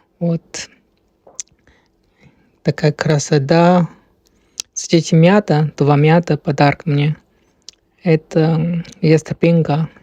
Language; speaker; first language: Russian; non-native, learner; Chinese